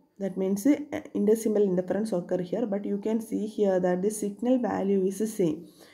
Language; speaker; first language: English; non-native, local second language; Malayalam